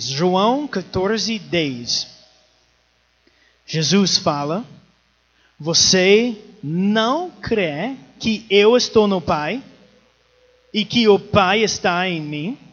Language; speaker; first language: Portuguese; non-native, learner; English